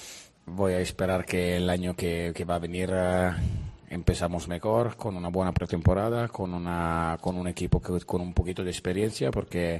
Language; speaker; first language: Spanish; non-native, fluent; Italian